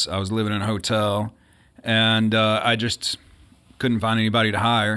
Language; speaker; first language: English; native; English